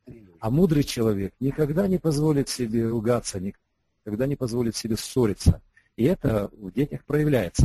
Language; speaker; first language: Russian; native; Russian